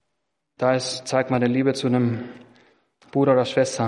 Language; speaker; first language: German; non-native, fluent; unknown